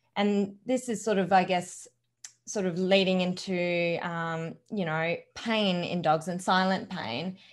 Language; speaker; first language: English; native; English